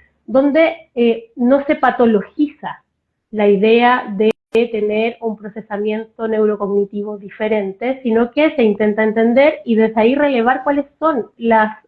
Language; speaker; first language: Spanish; native; Spanish